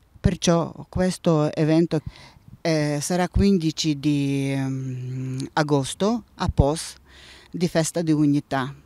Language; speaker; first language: Italian; non-native, learner; Ukrainian